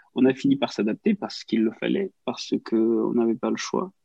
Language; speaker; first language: French; non-native, local second language; Kinyarwanda